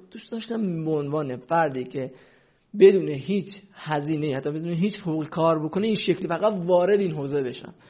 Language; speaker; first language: Persian; non-native, local second language; Central Kurdish